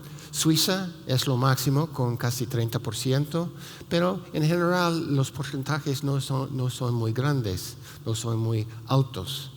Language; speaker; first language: Spanish; non-native, fluent; English